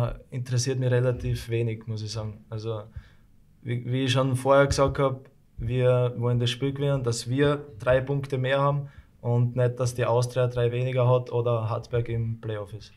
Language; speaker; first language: German; native; German